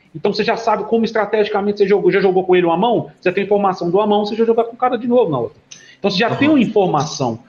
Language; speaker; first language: Portuguese; native; Portuguese